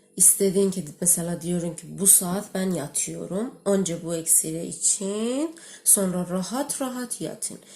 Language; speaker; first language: Turkish; non-native, learner; Persian